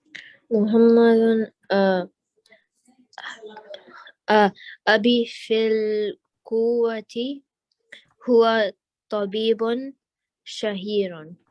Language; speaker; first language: Arabic; non-native, learner; English